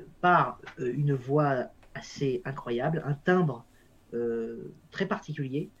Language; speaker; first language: French; native; French